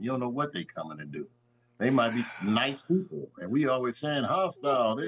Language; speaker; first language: English; native; English